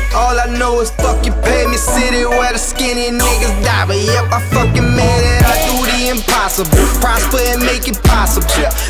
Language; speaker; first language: English; native; English